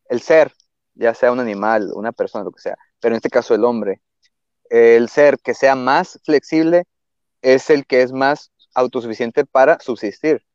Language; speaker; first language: Spanish; native; Spanish